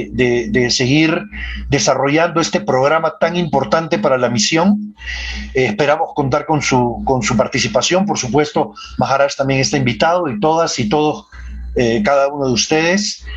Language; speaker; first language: Spanish; native; Spanish